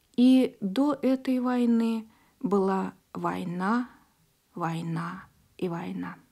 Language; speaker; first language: Russian; native; Russian